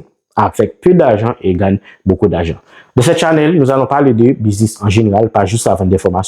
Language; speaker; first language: French; non-native, local second language; Haitian Creole